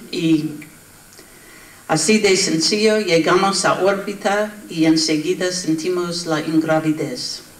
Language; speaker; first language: Spanish; non-native, learner; English